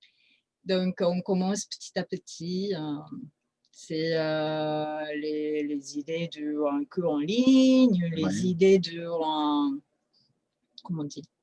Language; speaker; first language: French; non-native, fluent; Japanese